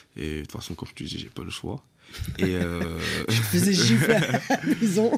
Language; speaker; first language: French; native; French